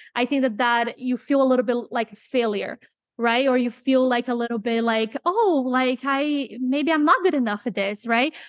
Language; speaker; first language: English; non-native, fluent; Portuguese